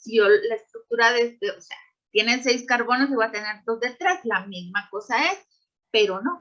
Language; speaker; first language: Spanish; native; Spanish